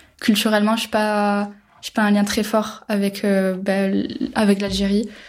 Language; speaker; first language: French; native; French